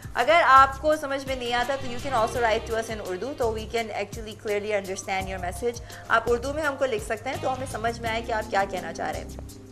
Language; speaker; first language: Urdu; native; Urdu